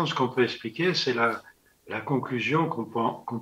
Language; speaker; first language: French; native; French